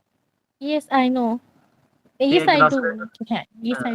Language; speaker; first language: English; non-native, learner; Bangla